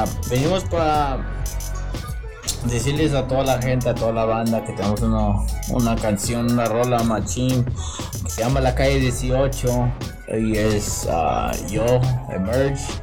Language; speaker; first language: Spanish; early bilingual, heritage; Spanish